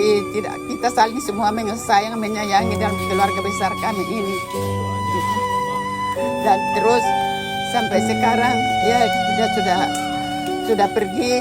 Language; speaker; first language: Indonesian; non-native, local second language; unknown